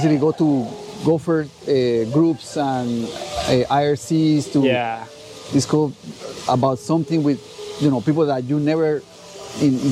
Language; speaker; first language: English; non-native, fluent; Spanish